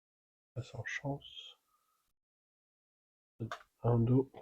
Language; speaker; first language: French; native; French